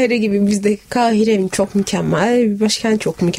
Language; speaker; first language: Turkish; non-native, fluent; Arabic